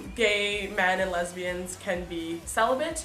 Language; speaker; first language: English; native; English